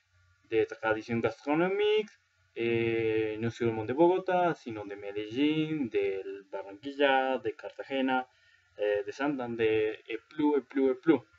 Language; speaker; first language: French; non-native, learner; Spanish